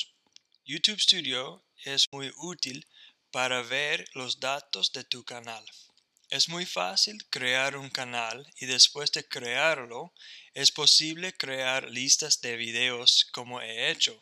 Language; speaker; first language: Spanish; non-native, fluent; English